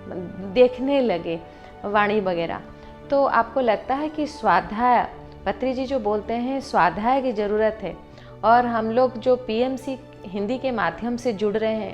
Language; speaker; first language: Hindi; native; Hindi